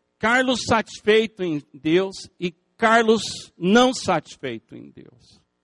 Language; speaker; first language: Portuguese; non-native, fluent; English